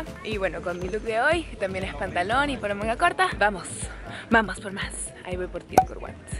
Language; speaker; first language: Spanish; native; Spanish